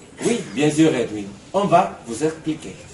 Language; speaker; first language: French; non-native, learner; Spanish